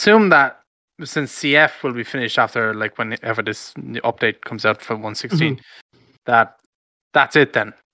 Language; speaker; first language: English; native; English